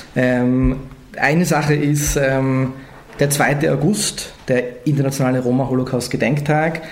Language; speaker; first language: German; native; German